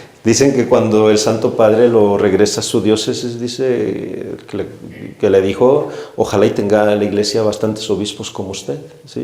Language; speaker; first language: Spanish; native; Spanish